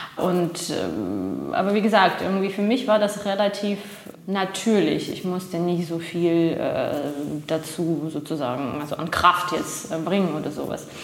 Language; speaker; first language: German; non-native, fluent; Russian